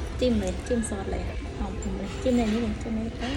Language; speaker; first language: Thai; native; Thai